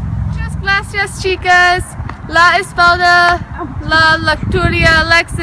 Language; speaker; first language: Spanish; non-native, learner; English